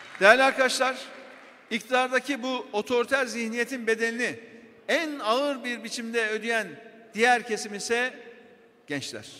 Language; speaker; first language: Turkish; native; Turkish